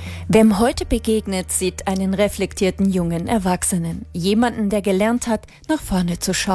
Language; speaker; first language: German; native; German